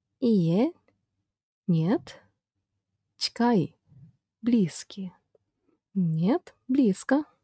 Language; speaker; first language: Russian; non-native, fluent; Japanese